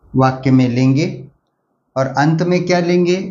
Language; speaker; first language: Hindi; non-native, local second language; Marathi